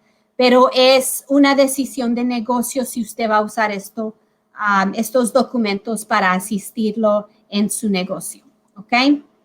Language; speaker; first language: Spanish; early bilingual, heritage; Spanish